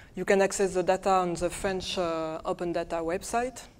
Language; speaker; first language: English; non-native, fluent; French